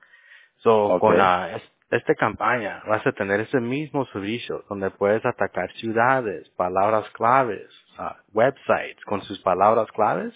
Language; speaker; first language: Spanish; early bilingual, heritage; Spanish